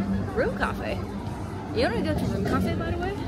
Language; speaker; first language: English; non-native, learner; Korean